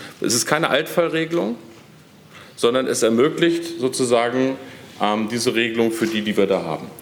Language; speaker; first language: German; native; German